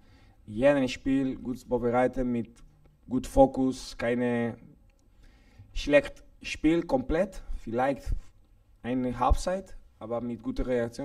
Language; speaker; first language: German; non-native, learner; Spanish